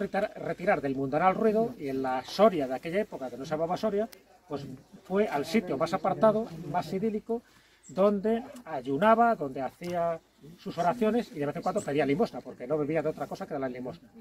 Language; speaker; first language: Spanish; native; Spanish